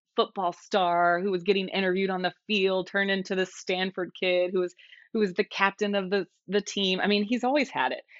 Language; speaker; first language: English; native; English